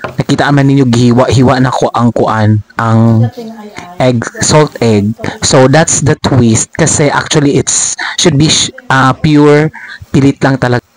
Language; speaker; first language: Cebuano; non-native, local second language; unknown